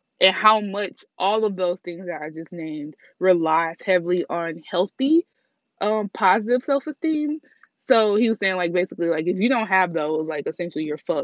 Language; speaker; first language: English; native; English